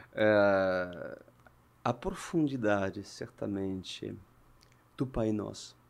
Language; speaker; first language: Portuguese; non-native, fluent; French